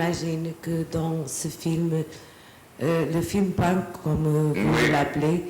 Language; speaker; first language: French; non-native, fluent; Portuguese